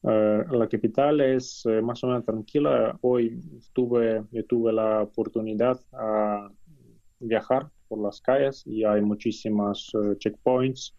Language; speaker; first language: Spanish; non-native, fluent; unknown